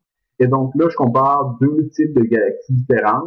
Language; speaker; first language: French; native; French